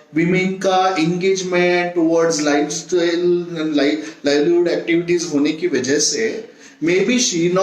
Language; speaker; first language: Hindi; non-native, local second language; Marathi